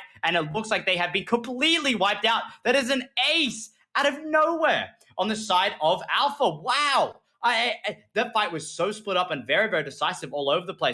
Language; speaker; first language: English; native; English